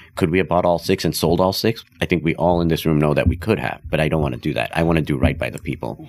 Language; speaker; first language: English; non-native, local second language; Hindi